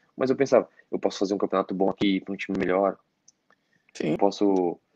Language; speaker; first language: Portuguese; native; Portuguese